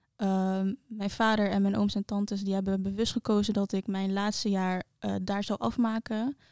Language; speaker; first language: Dutch; native; Dutch